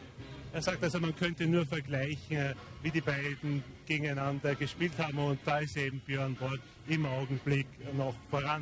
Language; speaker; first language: German; native; German